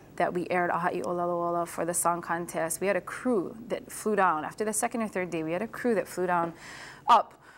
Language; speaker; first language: English; native; English